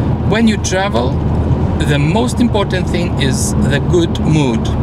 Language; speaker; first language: English; non-native, fluent; Lithuanian